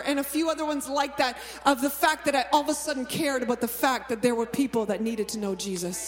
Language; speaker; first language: English; native; English